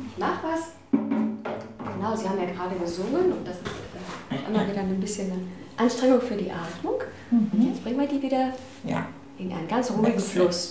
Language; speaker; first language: German; native; German